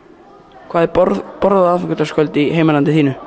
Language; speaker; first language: Icelandic; native; Icelandic